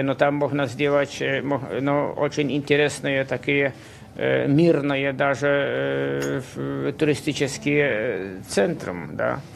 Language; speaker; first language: Russian; non-native, fluent; Polish